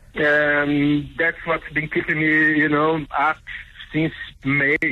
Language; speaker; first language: English; non-native, fluent; Portuguese